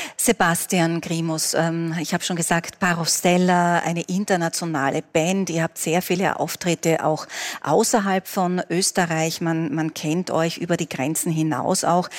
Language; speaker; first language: German; native; German